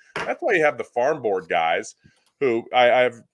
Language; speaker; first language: English; native; English